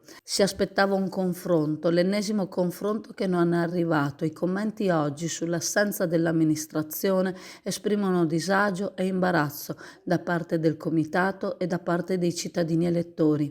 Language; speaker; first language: Italian; native; Italian